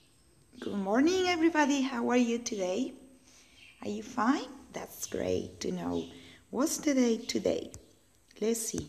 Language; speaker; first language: English; non-native, learner; Spanish